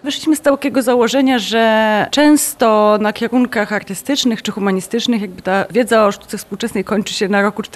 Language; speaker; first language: Polish; native; Polish